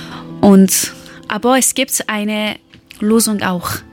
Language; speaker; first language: German; non-native, learner; Persian